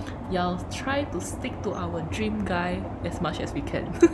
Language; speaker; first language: English; non-native, local second language; Chinese